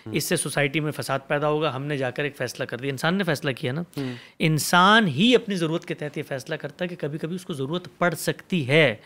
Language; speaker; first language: Urdu; native; Urdu